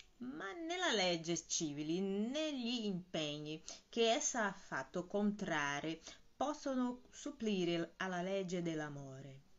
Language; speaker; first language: Italian; non-native, fluent; Portuguese